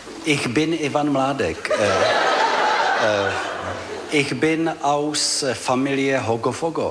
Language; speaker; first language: German; non-native, learner; Czech